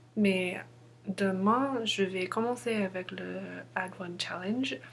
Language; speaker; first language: French; non-native, learner; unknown